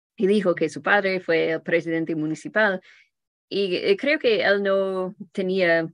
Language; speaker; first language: Spanish; non-native, fluent; English